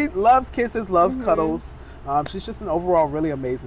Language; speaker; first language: English; native; English